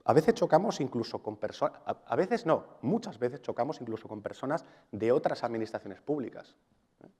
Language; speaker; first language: Spanish; non-native, local second language; Catalan